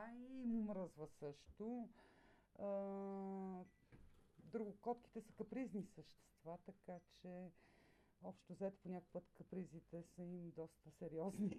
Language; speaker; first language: Bulgarian; native; Bulgarian